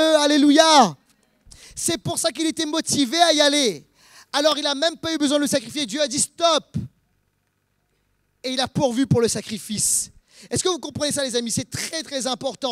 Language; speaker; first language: French; native; French